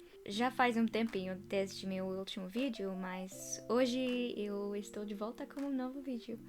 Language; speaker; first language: Portuguese; non-native, fluent; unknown